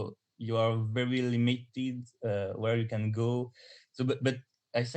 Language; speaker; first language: English; non-native, learner; French